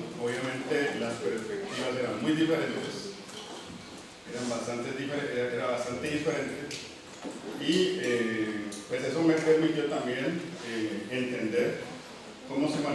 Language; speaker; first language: Spanish; native; Spanish